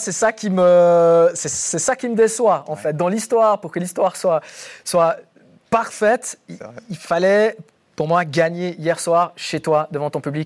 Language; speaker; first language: French; native; French